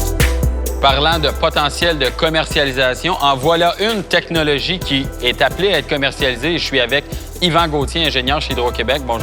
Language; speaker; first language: French; native; French